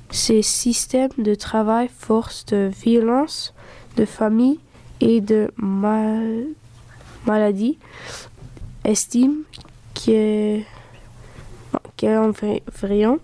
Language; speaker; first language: French; early bilingual, other home language; Dutch